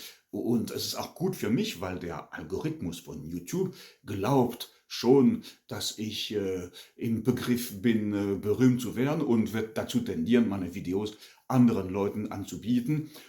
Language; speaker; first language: German; non-native, fluent; French